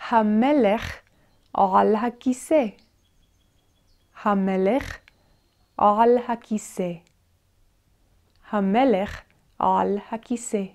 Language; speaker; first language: Hebrew; non-native, fluent; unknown